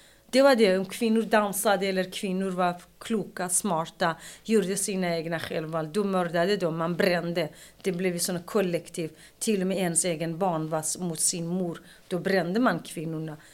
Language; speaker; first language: Swedish; non-native, fluent; Kurdish